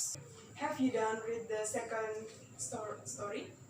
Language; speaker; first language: English; non-native, learner; Indonesian